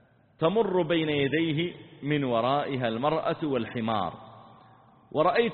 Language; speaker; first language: Arabic; native; Arabic